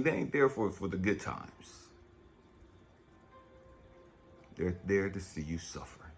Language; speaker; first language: English; native; English